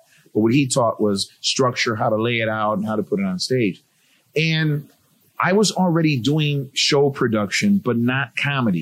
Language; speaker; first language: English; native; English